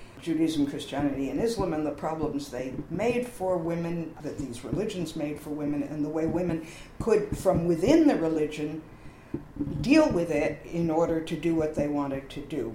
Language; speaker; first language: English; native; English